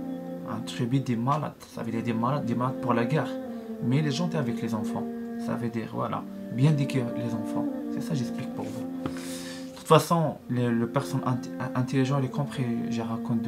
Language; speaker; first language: French; non-native, learner; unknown